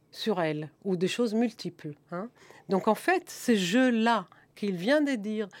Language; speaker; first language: French; non-native, fluent; German